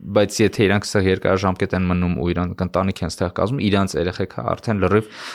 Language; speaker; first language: Armenian; native; Armenian